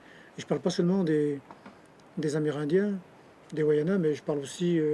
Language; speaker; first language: French; native; French